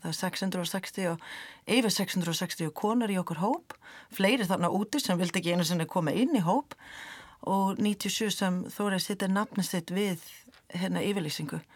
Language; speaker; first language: Icelandic; non-native, fluent; English